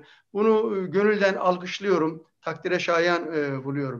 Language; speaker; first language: Turkish; native; Turkish